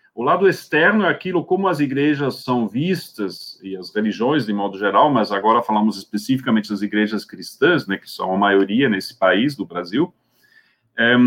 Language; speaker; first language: Portuguese; non-native, fluent; Swiss German